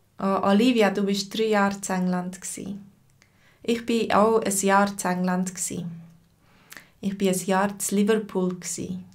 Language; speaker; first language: German; native; German